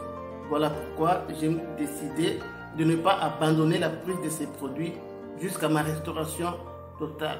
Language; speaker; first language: French; non-native, local second language; Lingala